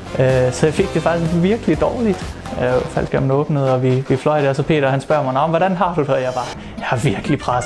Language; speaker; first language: Danish; native; Danish